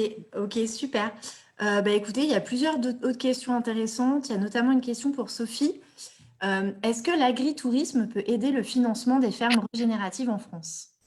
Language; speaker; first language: French; native; French